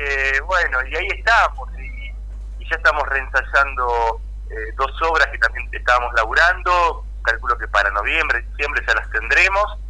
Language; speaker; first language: Spanish; native; Spanish